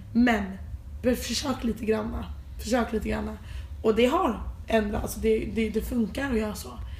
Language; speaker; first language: Swedish; native; Swedish